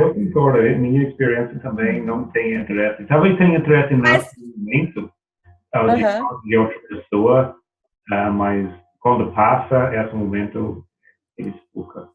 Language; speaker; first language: Portuguese; non-native, learner; English